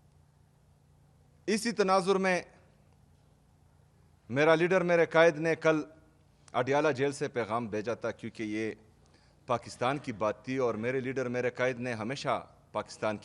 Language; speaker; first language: Urdu; non-native, local second language; Pashto